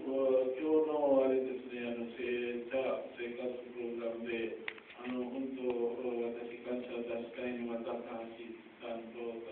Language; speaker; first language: Japanese; non-native, fluent; Urdu